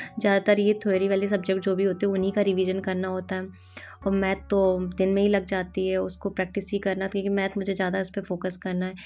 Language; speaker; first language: Hindi; native; Hindi